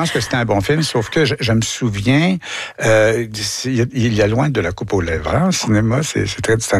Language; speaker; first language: French; native; French